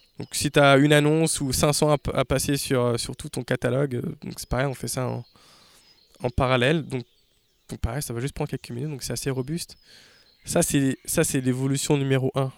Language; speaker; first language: French; native; French